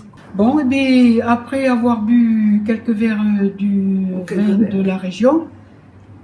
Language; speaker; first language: French; native; French